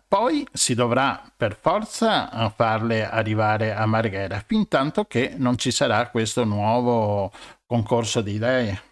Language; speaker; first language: Italian; native; Italian